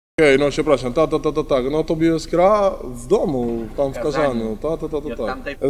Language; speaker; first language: Polish; non-native, learner; Spanish